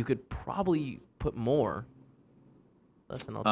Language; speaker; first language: English; native; English